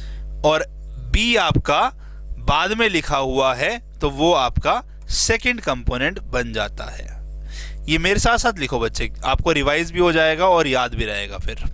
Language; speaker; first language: Hindi; native; Hindi